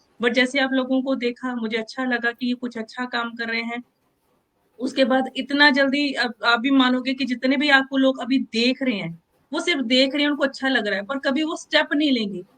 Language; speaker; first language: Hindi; non-native, local second language; Punjabi